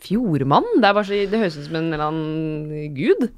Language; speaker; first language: Norwegian; native; Norwegian